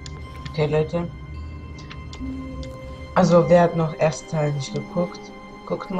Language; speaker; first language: German; non-native, local second language; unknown